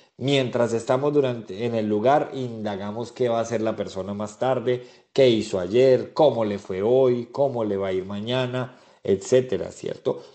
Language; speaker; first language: Spanish; native; Spanish